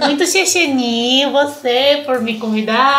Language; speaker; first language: Portuguese; non-native, fluent; Chinese